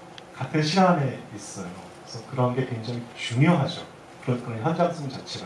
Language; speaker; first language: Korean; native; Korean